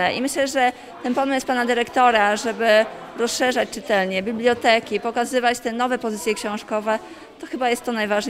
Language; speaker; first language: Polish; native; Polish